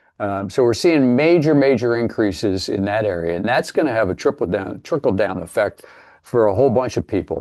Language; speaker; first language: English; native; English